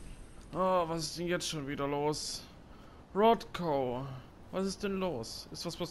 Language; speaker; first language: German; native; German